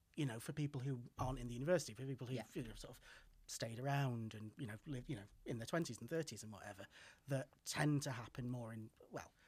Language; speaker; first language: English; native; English